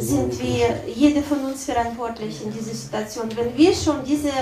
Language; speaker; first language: German; non-native, learner; Russian